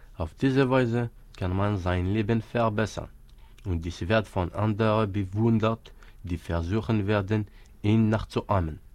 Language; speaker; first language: German; non-native, learner; Kabyle